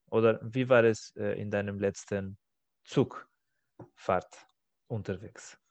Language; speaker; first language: German; non-native, fluent; Spanish